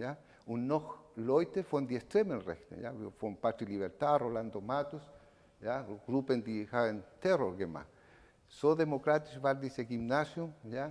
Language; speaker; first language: German; non-native, learner; Spanish